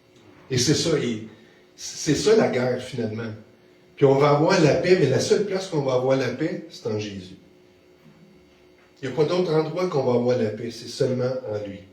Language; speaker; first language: French; native; French